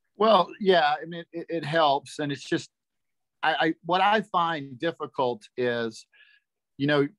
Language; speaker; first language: English; native; English